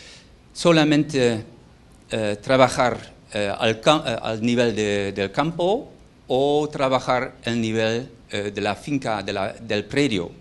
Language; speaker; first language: Spanish; non-native, fluent; Dutch